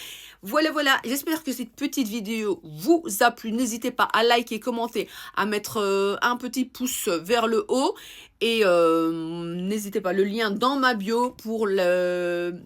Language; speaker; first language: French; native; French